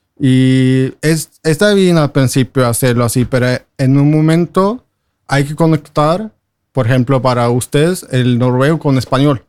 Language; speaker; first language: Spanish; non-native, fluent; Norwegian